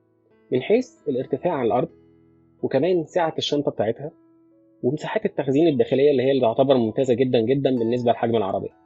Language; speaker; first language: Arabic; native; Arabic